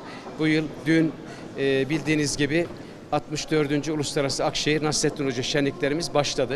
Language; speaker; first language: Turkish; native; Turkish